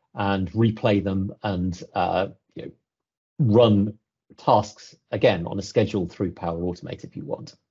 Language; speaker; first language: English; native; English